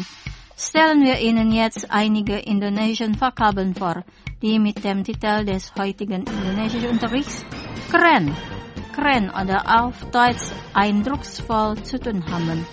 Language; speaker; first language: German; non-native, fluent; Indonesian